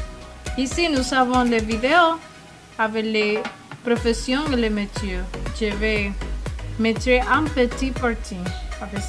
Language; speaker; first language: French; non-native, learner; Spanish